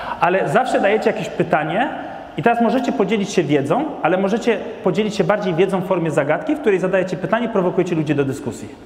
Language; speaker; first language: Polish; non-native, fluent; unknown